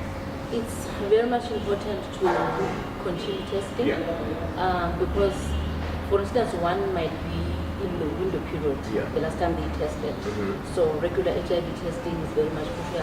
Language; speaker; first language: English; non-native, local second language; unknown